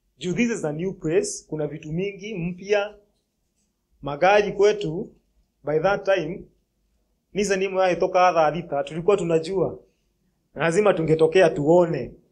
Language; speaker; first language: Swahili; non-native, local second language; Kikuyu